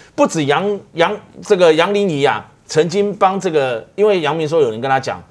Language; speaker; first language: Chinese; native; Chinese